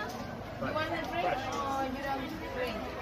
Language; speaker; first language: English; non-native, learner; Vietnamese